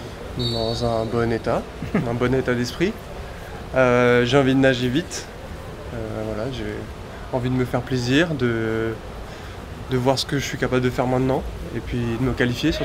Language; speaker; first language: French; native; French